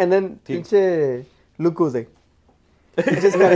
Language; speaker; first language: English; early bilingual, other home language; Spanish